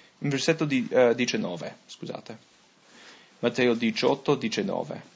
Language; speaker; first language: Italian; non-native, fluent; English